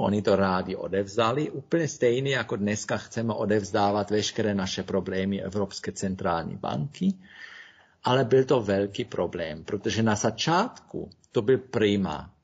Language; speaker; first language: Czech; non-native, fluent; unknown